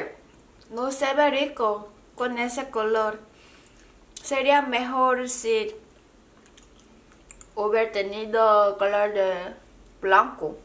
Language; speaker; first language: Spanish; non-native, learner; Korean